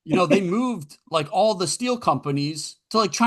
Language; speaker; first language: English; native; English